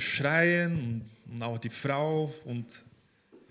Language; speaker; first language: German; non-native, fluent; Portuguese